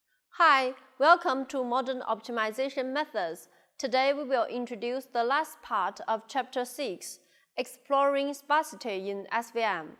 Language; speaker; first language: English; non-native, local second language; Chinese